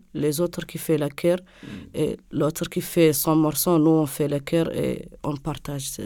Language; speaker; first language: French; non-native, local second language; Arabic